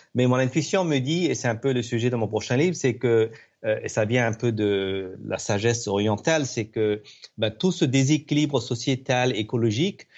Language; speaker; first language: French; non-native, fluent; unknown